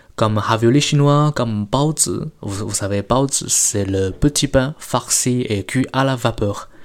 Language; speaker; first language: French; non-native, fluent; Chinese